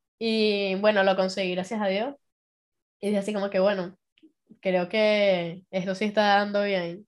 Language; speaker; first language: Spanish; native; Spanish